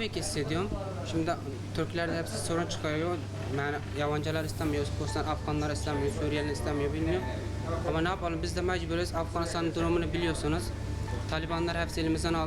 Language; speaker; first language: Turkish; non-native, fluent; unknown